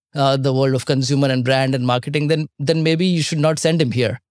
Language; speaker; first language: English; non-native, local second language; Marathi